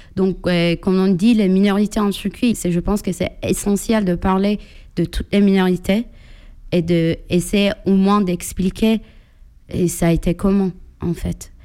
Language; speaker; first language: French; non-native, fluent; Turkish